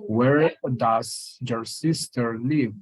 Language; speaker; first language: English; non-native, learner; Spanish